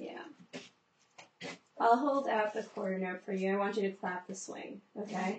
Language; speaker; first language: English; native; English